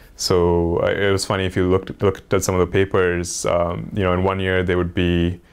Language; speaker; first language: English; non-native, local second language; Hindi